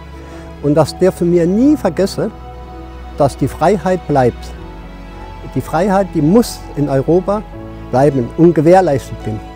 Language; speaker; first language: German; non-native, fluent; French